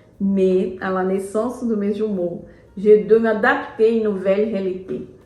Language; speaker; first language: French; non-native, fluent; Portuguese